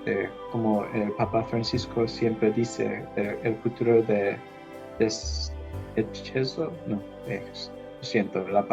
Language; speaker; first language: Spanish; non-native, fluent; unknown